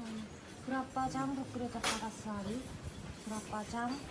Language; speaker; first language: Indonesian; non-native, learner; Korean